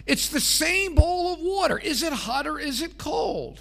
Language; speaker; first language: English; native; English